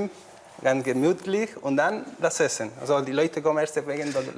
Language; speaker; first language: German; non-native, learner; Spanish